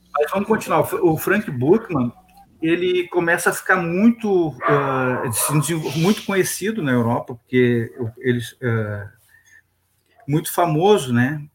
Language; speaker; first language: Portuguese; native; Portuguese